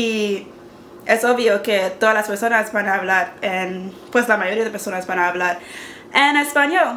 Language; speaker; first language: Spanish; non-native, learner; English